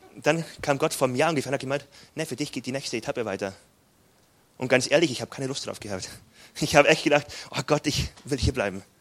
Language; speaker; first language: German; native; German